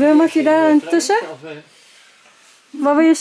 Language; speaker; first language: Dutch; non-native, learner; Filipino